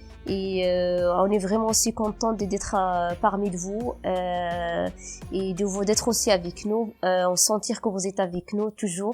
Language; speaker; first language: French; non-native, local second language; Berber languages